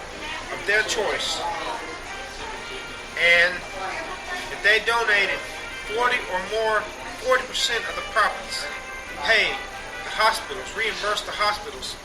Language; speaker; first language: English; native; English